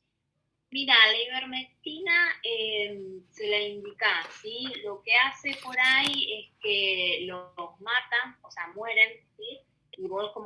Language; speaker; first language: Spanish; native; Spanish